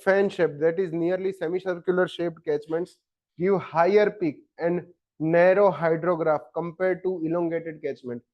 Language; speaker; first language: English; non-native, local second language; Gujarati